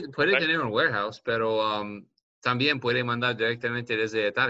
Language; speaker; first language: Spanish; non-native, learner; English